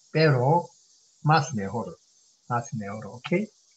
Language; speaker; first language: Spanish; non-native, learner; Korean